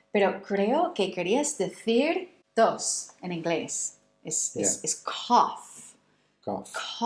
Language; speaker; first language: Spanish; non-native, fluent; English